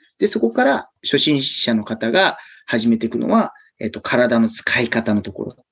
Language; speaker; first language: Japanese; native; Japanese